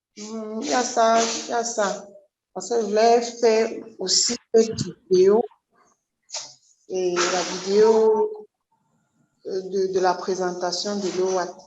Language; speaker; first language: French; non-native, local second language; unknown